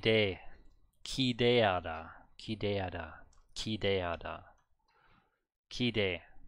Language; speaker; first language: Korean; non-native, learner; German